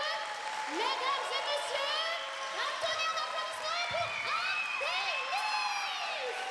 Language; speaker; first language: French; native; French